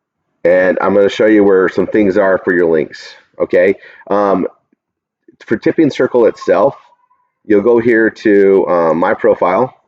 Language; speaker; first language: English; native; English